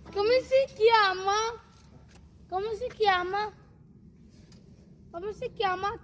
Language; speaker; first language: Italian; early bilingual, other home language; Igbo